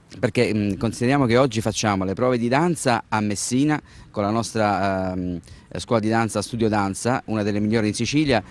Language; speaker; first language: Italian; native; Italian